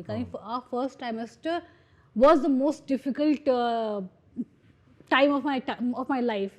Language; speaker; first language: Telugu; non-native, fluent; Hindi